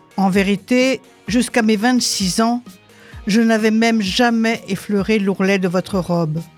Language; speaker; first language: French; non-native, fluent; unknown